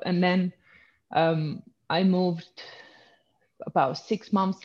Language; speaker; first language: English; non-native, fluent; Italian